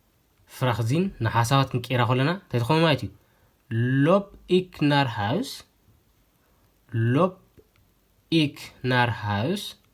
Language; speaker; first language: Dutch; non-native, fluent; Tigrinya